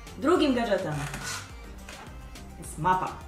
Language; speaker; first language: Polish; native; Polish